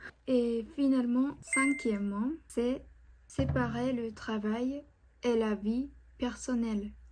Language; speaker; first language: French; non-native, fluent; Japanese